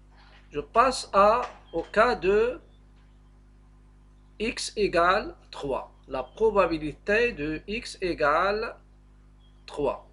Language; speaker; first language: French; non-native, local second language; Arabic